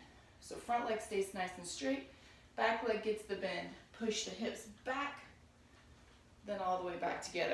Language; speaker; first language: English; native; English